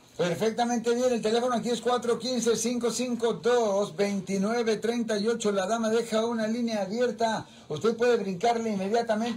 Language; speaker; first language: Spanish; native; Spanish